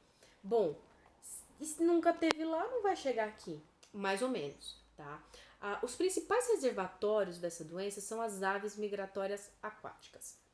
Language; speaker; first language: Portuguese; native; Portuguese